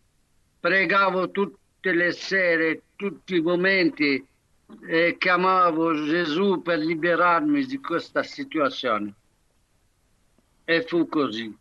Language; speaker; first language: Italian; non-native, fluent; Arabic